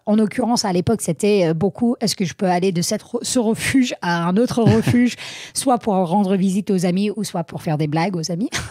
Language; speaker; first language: French; non-native, fluent; English